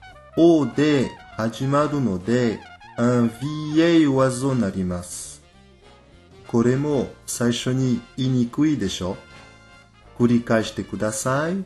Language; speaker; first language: Japanese; non-native, fluent; French